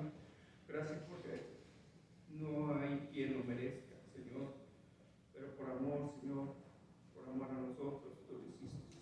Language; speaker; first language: Spanish; native; Spanish